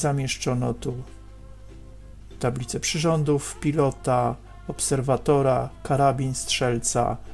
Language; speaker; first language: Polish; native; Polish